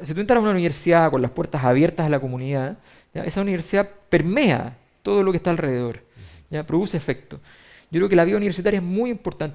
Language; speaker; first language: Spanish; native; Spanish